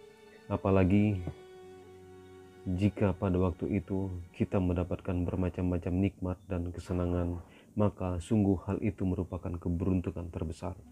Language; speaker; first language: Indonesian; native; Indonesian